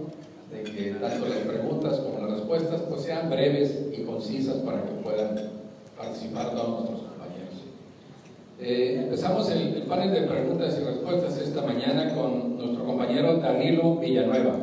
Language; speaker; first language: Spanish; native; Spanish